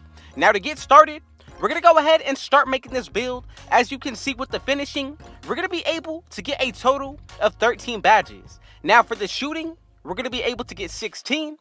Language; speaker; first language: English; native; English